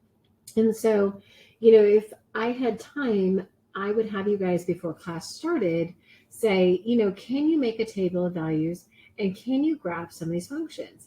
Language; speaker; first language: English; native; English